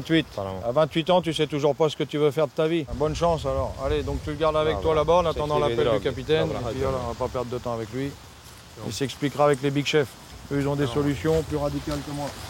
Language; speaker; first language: French; native; French